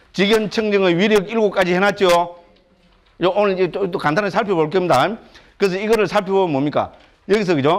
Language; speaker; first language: Korean; native; Korean